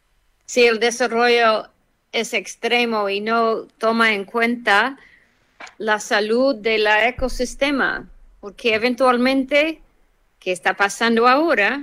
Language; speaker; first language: Spanish; non-native, fluent; English